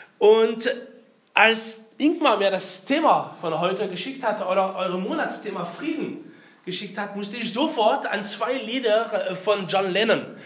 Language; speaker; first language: German; non-native, fluent; French